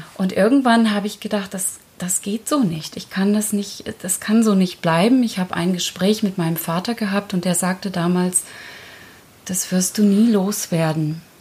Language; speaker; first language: German; early bilingual, other home language; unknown